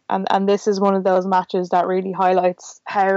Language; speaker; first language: English; native; English